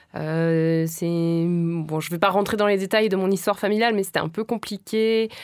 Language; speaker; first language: French; native; French